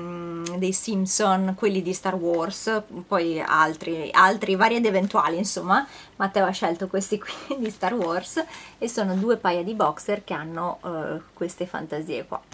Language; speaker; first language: Italian; native; Italian